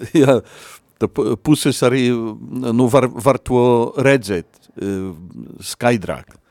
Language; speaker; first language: Latvian; non-native, fluent; Polish